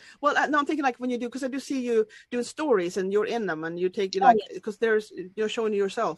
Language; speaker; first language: English; non-native, fluent; Swedish